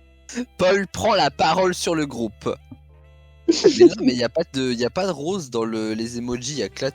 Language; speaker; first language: French; native; French